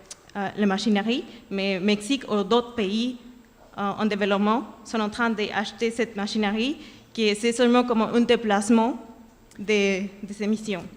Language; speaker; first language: French; non-native, fluent; Spanish